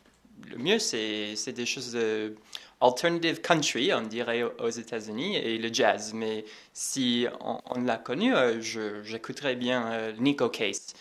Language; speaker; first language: French; non-native, fluent; English